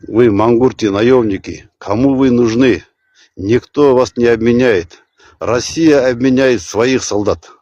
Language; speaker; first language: Russian; non-native, local second language; Kazakh